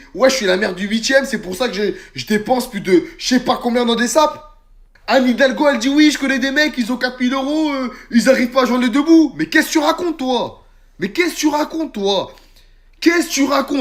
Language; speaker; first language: French; native; French